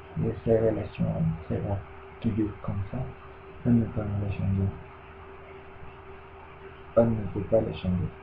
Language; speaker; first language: French; non-native, learner; Spanish